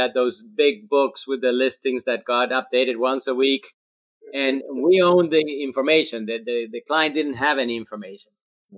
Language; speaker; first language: English; non-native, fluent; Spanish